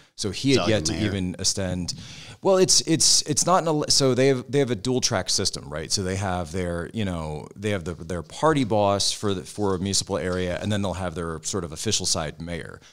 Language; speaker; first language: English; native; English